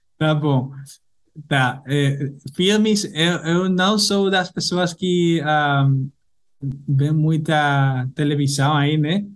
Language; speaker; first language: Portuguese; non-native, fluent; Spanish